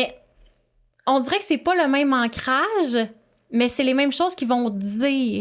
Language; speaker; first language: French; native; French